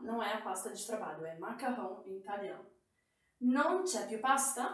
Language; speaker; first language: Italian; non-native, fluent; Portuguese